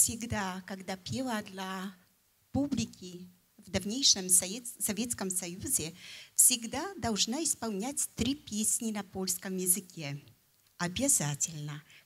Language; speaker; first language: Russian; non-native, fluent; Polish